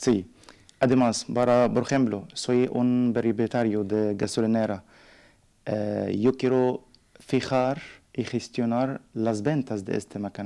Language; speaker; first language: Spanish; non-native, learner; Arabic